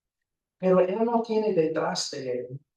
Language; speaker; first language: Spanish; non-native, fluent; English